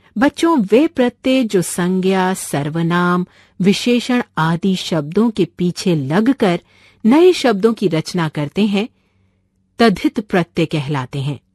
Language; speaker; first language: Hindi; non-native, local second language; Marathi